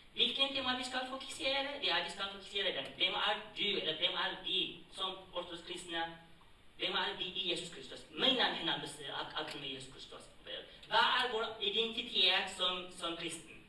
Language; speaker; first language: Norwegian; non-native, fluent; Tigrinya